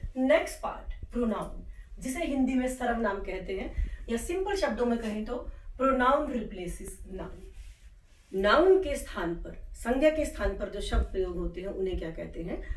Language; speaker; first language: Hindi; native; Hindi